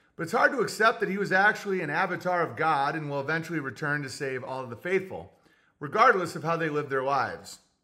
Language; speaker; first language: English; native; English